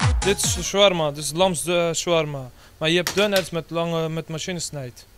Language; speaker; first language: Dutch; non-native, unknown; Turkish